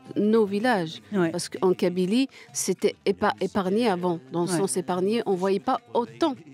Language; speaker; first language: French; non-native, local second language; Kabyle